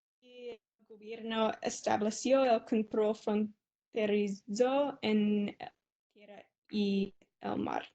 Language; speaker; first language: Spanish; non-native, learner; English